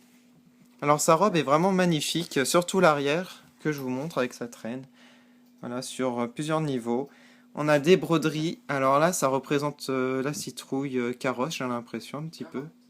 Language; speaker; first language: French; native; French